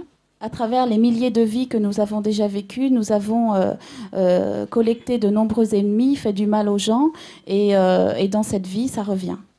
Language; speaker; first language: French; native; French